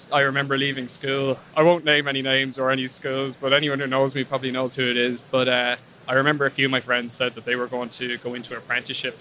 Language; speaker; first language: English; native; English